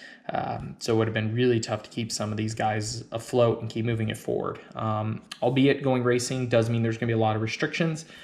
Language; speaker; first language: English; native; English